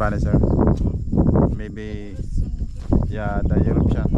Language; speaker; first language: English; non-native, learner; Filipino